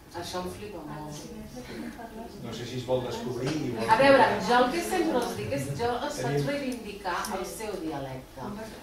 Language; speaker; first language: Catalan; native; Catalan